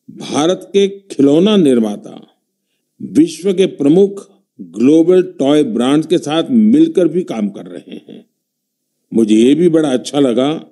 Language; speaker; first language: Hindi; non-native, local second language; Gujarati